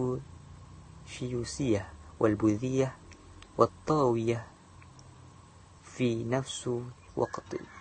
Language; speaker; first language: Arabic; non-native, learner; Malay